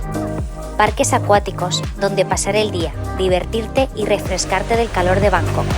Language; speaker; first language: Spanish; native; Spanish